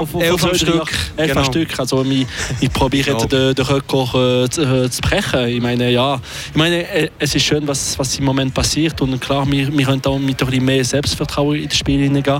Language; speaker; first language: German; non-native, local second language; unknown